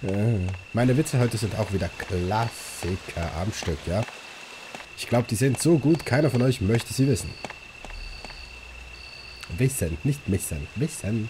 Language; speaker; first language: German; native; German